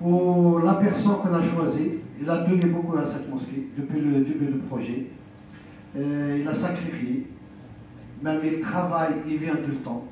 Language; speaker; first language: French; non-native, local second language; Arabic